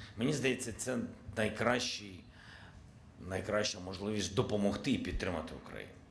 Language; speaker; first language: Ukrainian; non-native, local second language; Russian